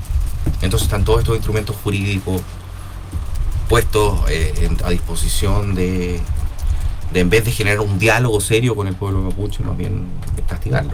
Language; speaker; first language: Spanish; native; Spanish